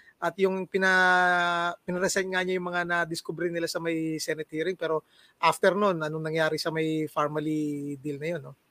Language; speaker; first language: Filipino; non-native, local second language; Cebuano